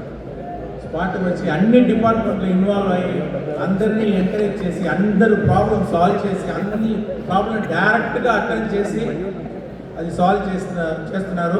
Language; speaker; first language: Telugu; non-native, local second language; Tamil